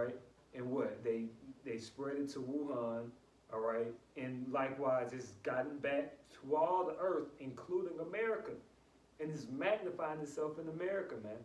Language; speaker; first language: English; native; English